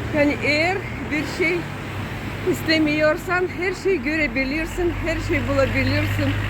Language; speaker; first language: Turkish; non-native, learner; Russian